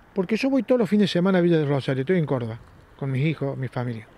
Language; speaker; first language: Spanish; native; Spanish